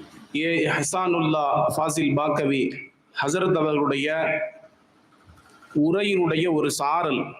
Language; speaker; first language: Tamil; native; Tamil